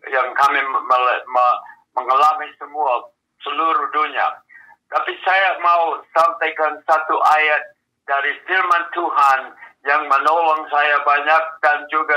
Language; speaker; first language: Indonesian; non-native, fluent; English